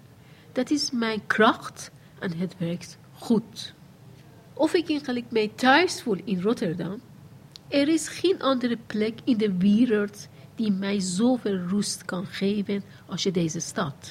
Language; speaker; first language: Dutch; non-native, fluent; Persian